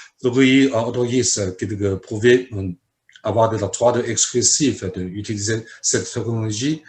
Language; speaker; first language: French; non-native, fluent; Chinese